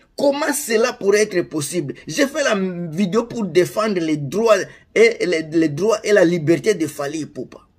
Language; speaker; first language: French; non-native, local second language; Lingala